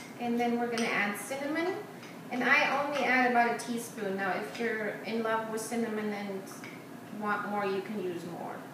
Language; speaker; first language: English; non-native, fluent; German